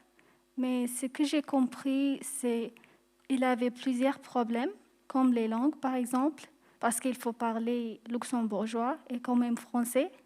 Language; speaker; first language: French; non-native, fluent; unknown